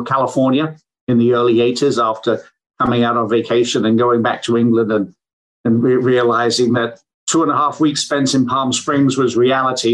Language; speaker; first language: English; native; English